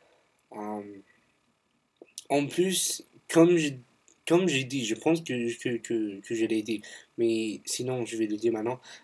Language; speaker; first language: French; non-native, fluent; English